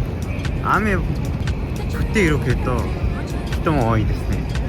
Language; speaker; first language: Japanese; non-native, learner; Mongolian